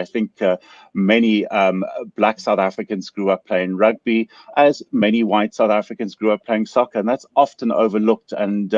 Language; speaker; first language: English; native; English